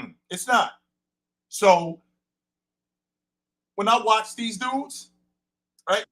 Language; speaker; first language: English; native; English